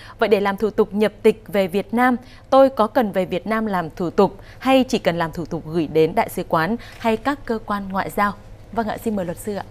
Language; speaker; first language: Vietnamese; native; Vietnamese